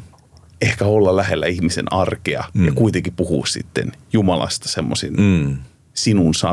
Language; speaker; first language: Finnish; native; Finnish